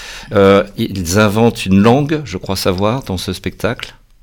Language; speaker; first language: French; native; French